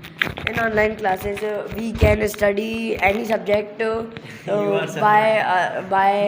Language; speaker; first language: English; non-native, learner; Hindi